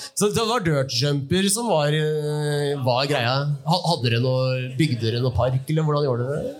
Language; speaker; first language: Norwegian; native; Norwegian